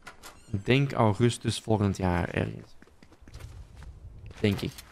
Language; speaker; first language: Dutch; native; Dutch